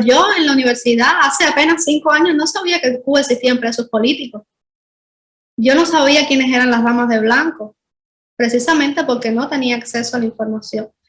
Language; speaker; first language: Spanish; native; Spanish